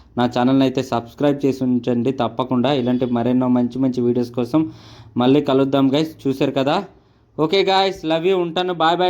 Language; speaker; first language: Telugu; native; Telugu